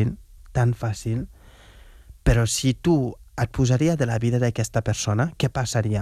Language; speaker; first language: Catalan; non-native, fluent; Wolof